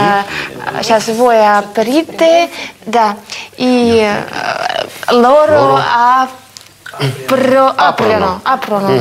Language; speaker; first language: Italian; non-native, learner; Russian